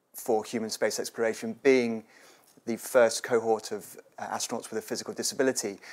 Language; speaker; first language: English; native; English